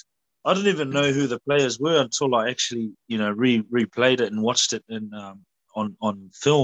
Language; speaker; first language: English; native; English